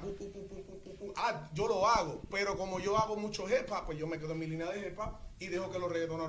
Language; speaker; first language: Spanish; early bilingual, other home language; English